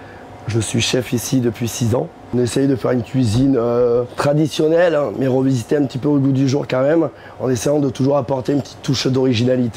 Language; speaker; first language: French; native; French